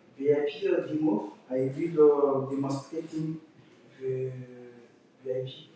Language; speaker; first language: English; non-native, learner; French